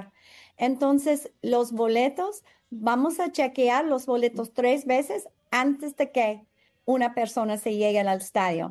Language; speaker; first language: Spanish; non-native, fluent; English